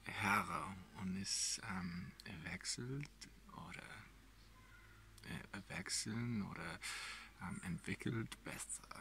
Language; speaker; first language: German; non-native, learner; English